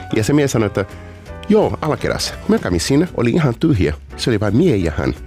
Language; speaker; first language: Finnish; non-native, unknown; Portuguese